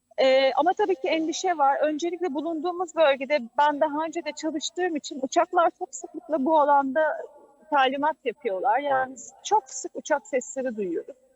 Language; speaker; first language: Turkish; native; Turkish